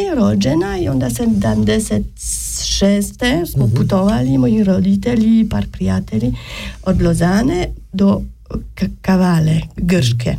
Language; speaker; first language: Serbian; non-native, learner; French